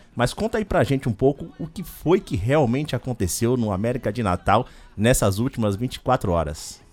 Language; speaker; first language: Portuguese; native; Portuguese